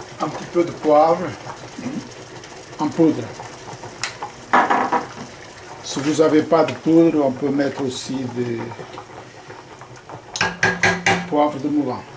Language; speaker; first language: French; non-native, fluent; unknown